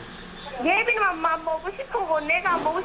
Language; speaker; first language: Korean; non-native, learner; Vietnamese